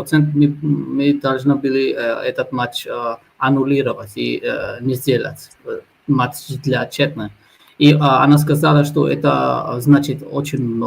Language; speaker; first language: Russian; non-native, learner; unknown